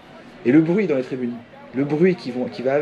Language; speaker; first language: French; native; French